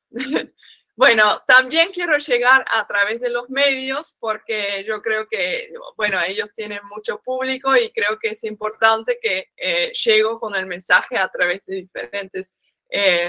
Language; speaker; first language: Spanish; non-native, fluent; Dutch